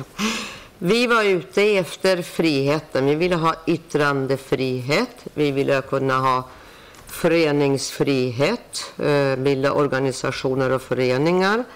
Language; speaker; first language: Swedish; non-native, fluent; Persian